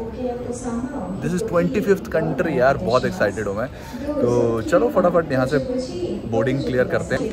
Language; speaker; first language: Hindi; native; Hindi